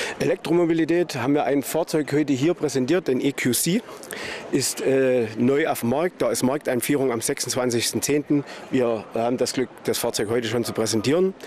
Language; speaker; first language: German; native; German